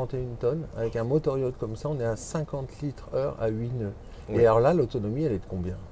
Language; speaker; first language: French; native; French